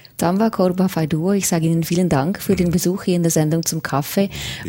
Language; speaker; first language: German; native; German